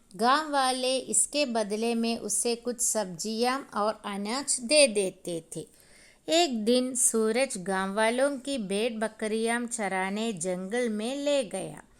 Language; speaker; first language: Hindi; non-native, local second language; Malayalam